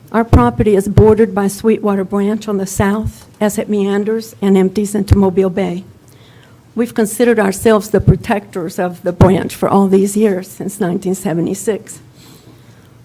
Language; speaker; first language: English; non-native, fluent; Spanish